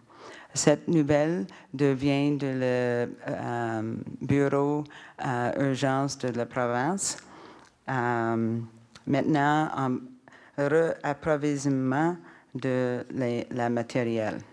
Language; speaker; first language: French; non-native, learner; English